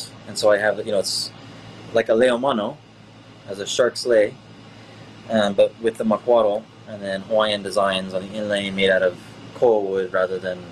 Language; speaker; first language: English; native; English